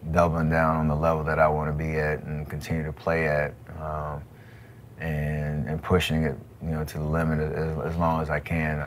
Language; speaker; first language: English; native; English